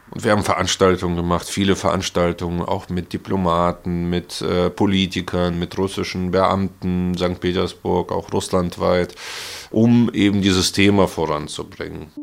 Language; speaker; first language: German; early bilingual, other home language; Russian